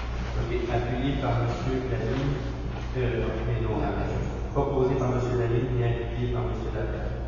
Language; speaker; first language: French; native; French